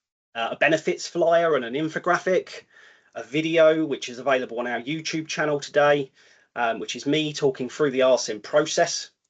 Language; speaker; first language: English; native; English